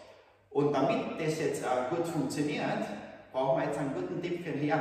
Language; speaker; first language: German; native; German